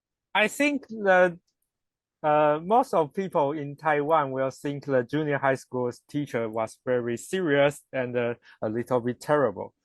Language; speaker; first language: English; non-native, learner; Chinese